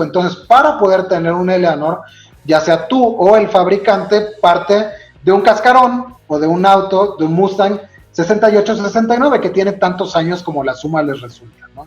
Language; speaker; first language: Spanish; native; Spanish